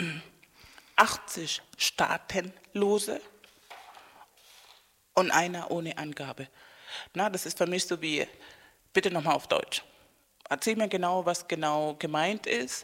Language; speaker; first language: German; non-native, fluent; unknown